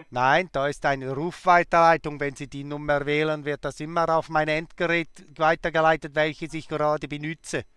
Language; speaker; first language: German; native; German